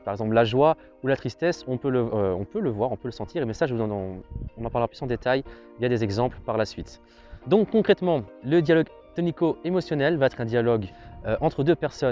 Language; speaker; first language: French; native; French